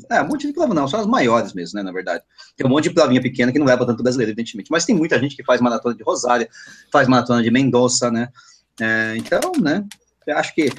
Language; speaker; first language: Portuguese; native; Portuguese